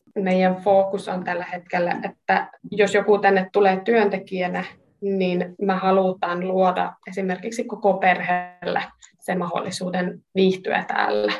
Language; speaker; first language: Finnish; non-native, fluent; Hungarian